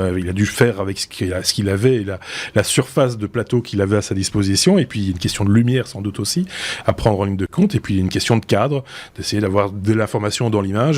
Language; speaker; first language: French; native; French